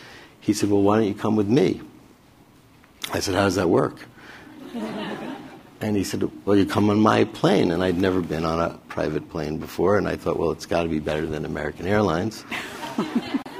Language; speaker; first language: English; native; English